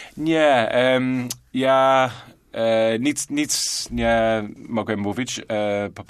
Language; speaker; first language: Polish; non-native, learner; English